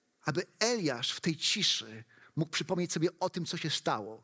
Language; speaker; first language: Polish; native; Polish